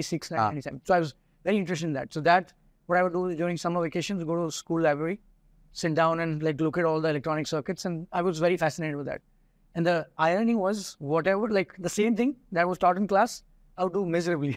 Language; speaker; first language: English; non-native, local second language; Hindi